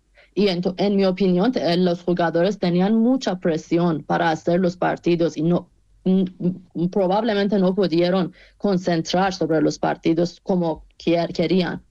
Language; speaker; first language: Spanish; non-native, fluent; Persian